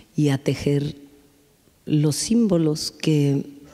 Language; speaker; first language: Spanish; native; Spanish